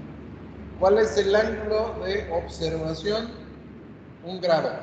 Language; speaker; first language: Spanish; native; Spanish